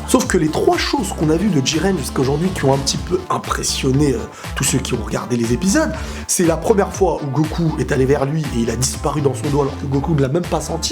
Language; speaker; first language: French; native; French